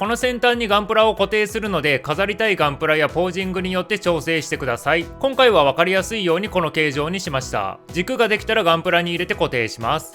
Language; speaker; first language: Japanese; native; Japanese